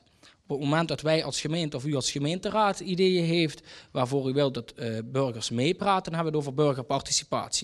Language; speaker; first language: Dutch; native; Dutch